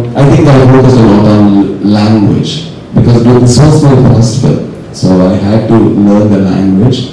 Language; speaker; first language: English; non-native, local second language; Malayalam